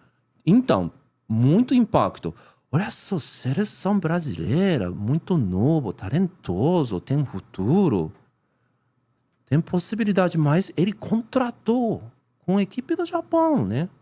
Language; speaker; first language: Portuguese; non-native, learner; Japanese